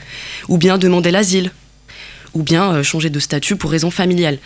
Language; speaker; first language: French; non-native, local second language; Arabic